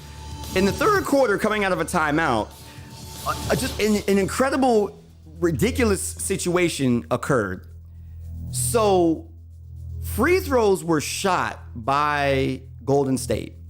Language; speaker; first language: English; native; English